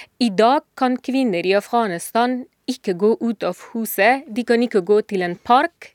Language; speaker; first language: Norwegian; non-native, fluent; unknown